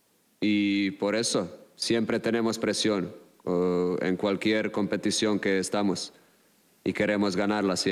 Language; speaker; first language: Spanish; non-native, fluent; Croatian